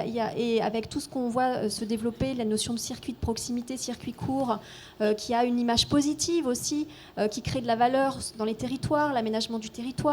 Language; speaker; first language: French; native; French